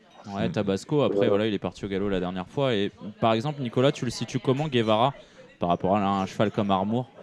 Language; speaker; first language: French; native; French